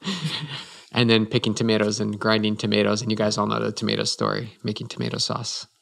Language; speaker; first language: English; native; English